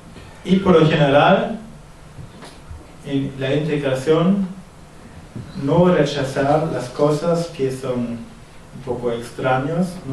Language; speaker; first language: Spanish; non-native, fluent; German